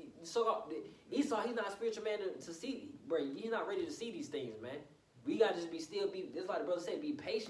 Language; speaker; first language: English; native; English